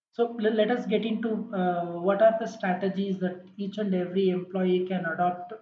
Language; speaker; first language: English; non-native, local second language; Kannada